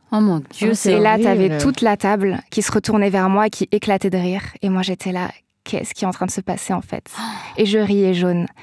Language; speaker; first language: French; native; French